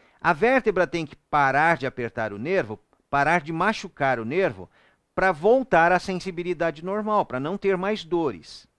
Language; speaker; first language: Portuguese; native; Portuguese